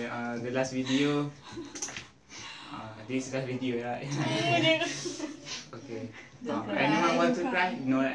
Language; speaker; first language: English; non-native, learner; Malay